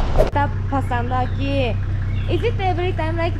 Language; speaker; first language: English; non-native, learner; Japanese